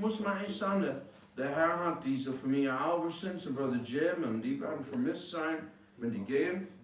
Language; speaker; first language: German; non-native, fluent; English